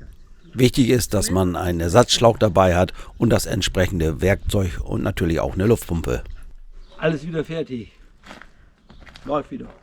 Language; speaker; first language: German; native; German